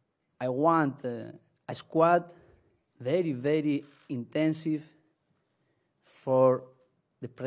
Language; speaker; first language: English; non-native, learner; Spanish